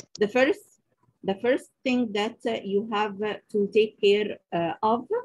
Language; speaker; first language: English; non-native, local second language; Arabic